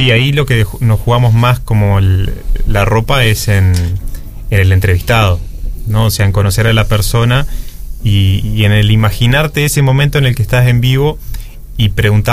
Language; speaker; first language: Spanish; native; Spanish